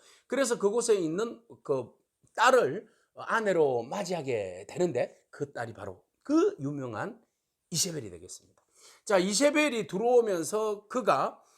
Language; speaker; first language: Korean; native; Korean